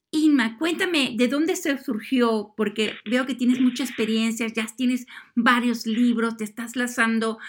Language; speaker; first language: Spanish; native; Spanish